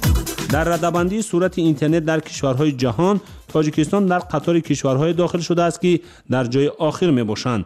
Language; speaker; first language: Tajik; native; Tajik